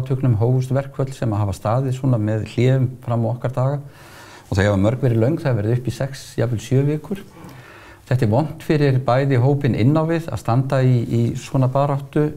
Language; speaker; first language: Icelandic; native; Icelandic